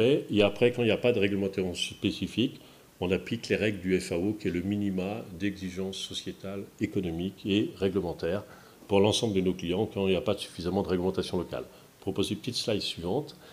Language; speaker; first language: French; native; French